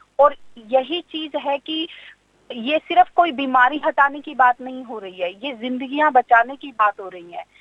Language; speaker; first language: Hindi; native; Hindi